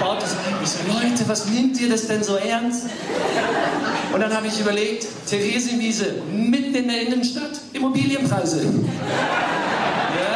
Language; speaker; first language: German; early bilingual, other home language; English